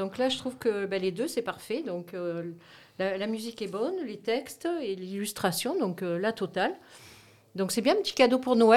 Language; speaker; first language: French; native; French